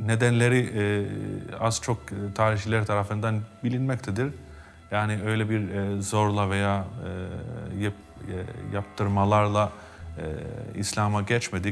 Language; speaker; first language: Turkish; non-native, fluent; Albanian